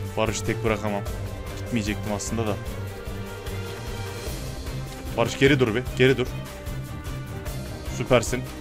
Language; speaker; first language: Turkish; native; Turkish